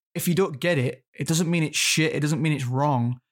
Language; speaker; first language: English; native; English